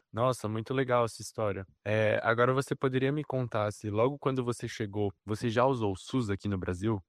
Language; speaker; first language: Portuguese; native; Portuguese